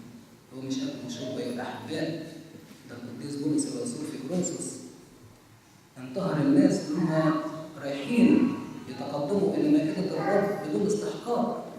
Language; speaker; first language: Arabic; native; Arabic